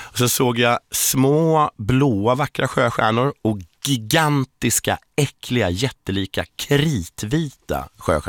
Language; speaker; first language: Swedish; native; Swedish